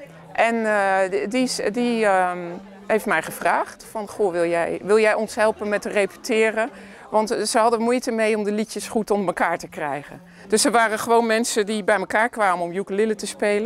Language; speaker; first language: Dutch; native; Dutch